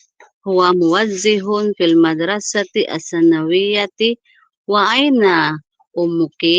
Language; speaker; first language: Arabic; non-native, learner; Filipino